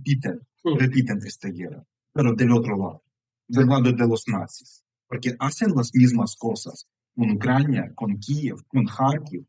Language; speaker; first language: Spanish; non-native, fluent; Ukrainian